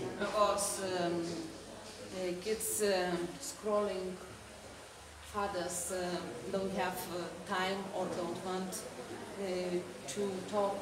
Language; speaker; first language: English; non-native, learner; Lithuanian